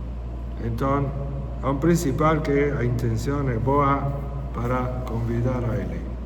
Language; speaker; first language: Portuguese; non-native, fluent; Spanish